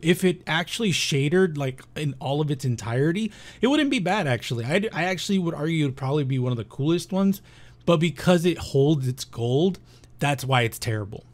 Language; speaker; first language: English; native; English